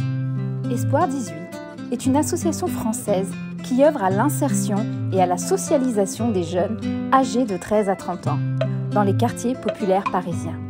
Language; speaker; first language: French; native; French